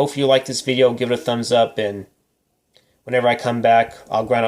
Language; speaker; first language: English; native; English